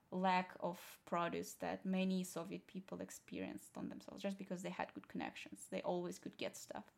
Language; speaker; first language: English; non-native, fluent; Russian